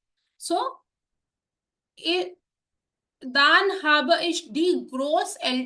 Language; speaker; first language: German; non-native, learner; Hindi